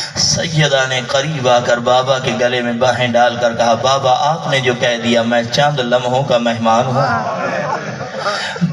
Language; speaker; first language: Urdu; non-native, local second language; Punjabi